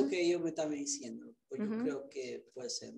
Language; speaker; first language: Spanish; early bilingual, other home language; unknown